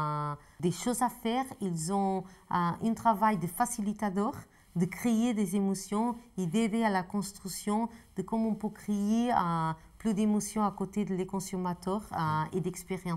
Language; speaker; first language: French; non-native, fluent; Portuguese